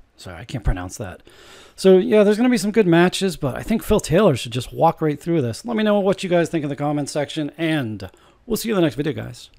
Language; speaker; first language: English; native; English